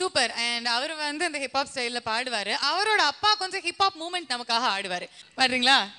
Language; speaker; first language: Tamil; native; Tamil